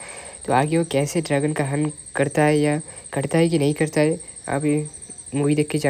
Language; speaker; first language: Hindi; native; Hindi